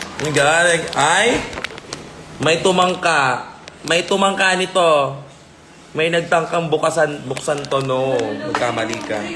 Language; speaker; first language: Filipino; non-native, local second language; Cebuano